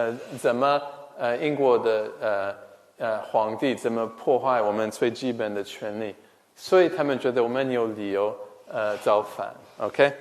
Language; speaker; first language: Chinese; non-native, fluent; English